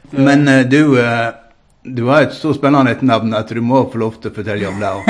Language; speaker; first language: Norwegian; native; Norwegian